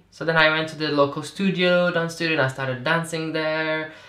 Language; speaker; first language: English; non-native, fluent; Portuguese